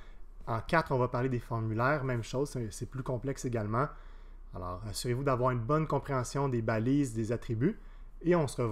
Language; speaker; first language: French; native; French